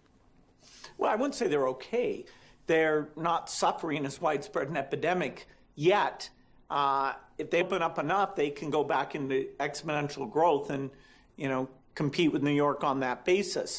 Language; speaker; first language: English; native; English